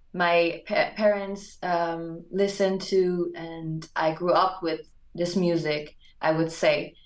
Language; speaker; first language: English; non-native, fluent; German